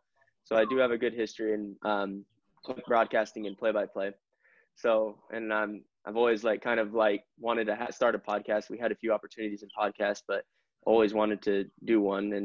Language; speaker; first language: English; native; English